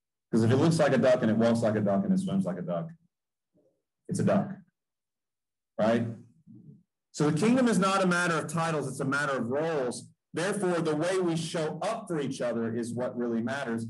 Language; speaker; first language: English; native; English